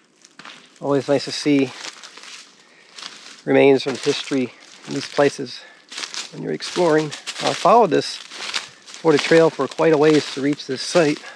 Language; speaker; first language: English; native; English